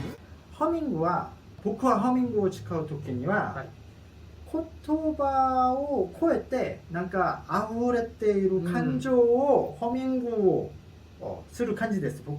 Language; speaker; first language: Japanese; non-native, learner; Korean